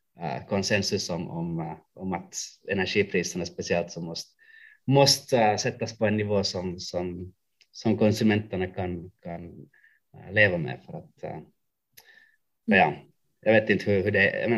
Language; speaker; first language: Swedish; non-native, local second language; Finnish